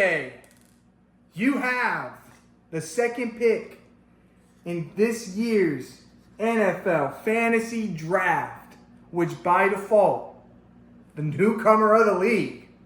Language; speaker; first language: English; native; English